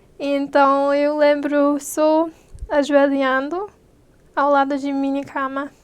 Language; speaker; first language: Portuguese; non-native, fluent; English